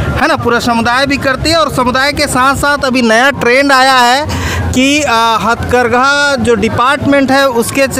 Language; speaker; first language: Hindi; native; Hindi